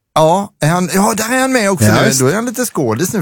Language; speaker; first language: Swedish; native; Swedish